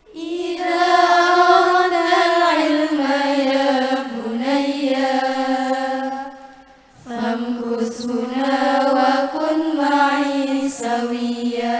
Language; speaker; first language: Arabic; non-native, learner; Indonesian